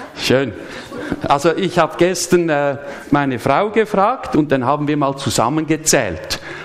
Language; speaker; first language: German; native; German